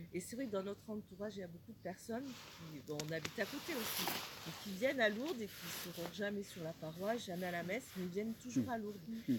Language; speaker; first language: French; non-native, fluent; Spanish